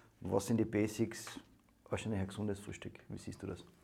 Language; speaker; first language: German; native; German